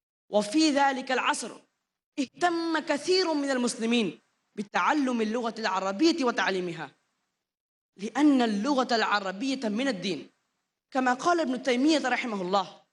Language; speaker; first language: Arabic; non-native, learner; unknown